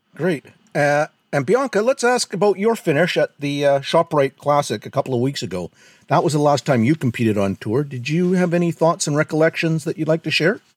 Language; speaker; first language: English; native; English